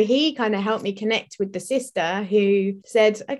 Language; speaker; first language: English; native; English